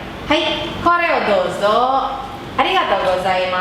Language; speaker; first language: Japanese; non-native, fluent; Indonesian